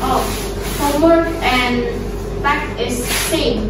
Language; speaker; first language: English; non-native, learner; Indonesian